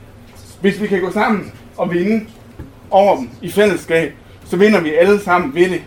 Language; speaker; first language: Danish; native; Danish